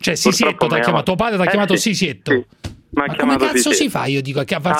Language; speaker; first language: Italian; native; Italian